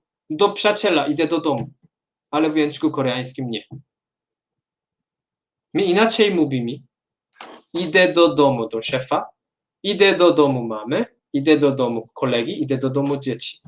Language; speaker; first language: Polish; non-native, fluent; Korean